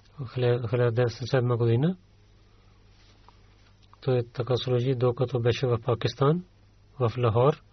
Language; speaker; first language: Bulgarian; non-native, learner; Urdu